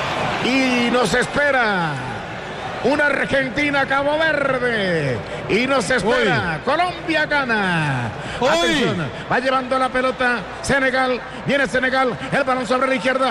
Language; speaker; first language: Spanish; native; Spanish